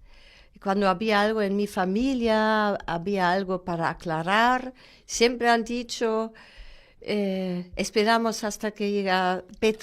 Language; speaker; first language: Spanish; non-native, fluent; German